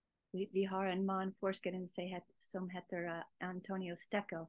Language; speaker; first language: Swedish; non-native, learner; English